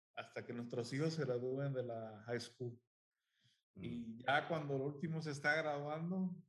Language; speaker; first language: Spanish; native; Spanish